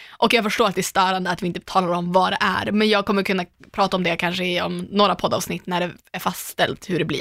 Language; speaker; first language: Swedish; native; Swedish